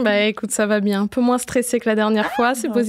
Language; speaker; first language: French; native; French